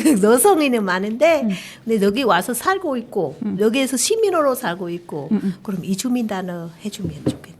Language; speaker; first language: Korean; non-native, learner; Vietnamese